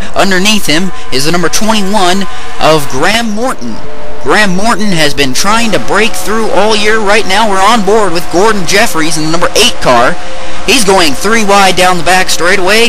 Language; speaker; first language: English; native; English